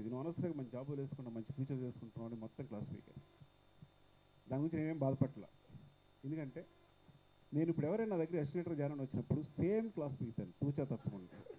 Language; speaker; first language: Telugu; native; Telugu